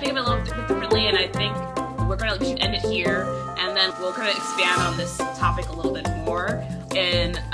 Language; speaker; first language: English; native; English